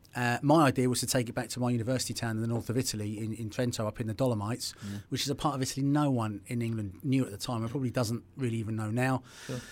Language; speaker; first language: English; native; English